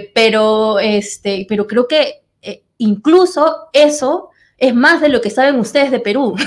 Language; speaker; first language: Spanish; native; Spanish